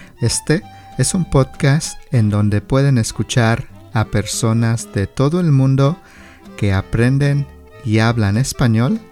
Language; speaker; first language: Spanish; non-native, fluent; English